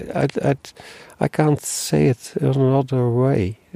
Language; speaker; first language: English; non-native, learner; Dutch